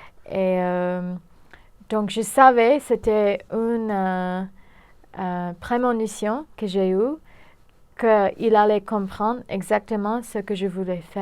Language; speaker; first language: French; non-native, fluent; English